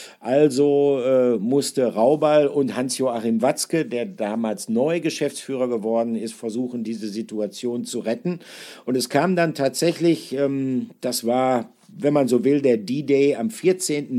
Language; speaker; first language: German; native; German